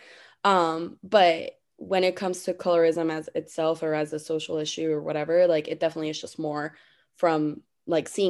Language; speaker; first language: English; non-native, fluent; Spanish